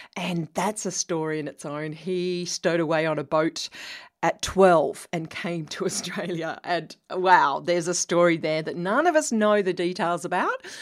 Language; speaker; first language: English; native; English